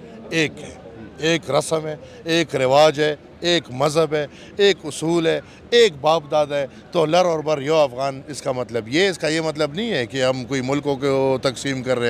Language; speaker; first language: Hindi; non-native, local second language; Pashto